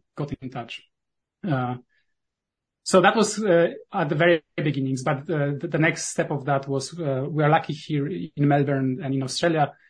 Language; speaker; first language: English; non-native, fluent; Polish